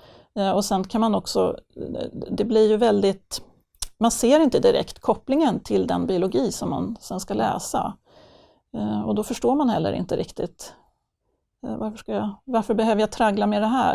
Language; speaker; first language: Swedish; native; Swedish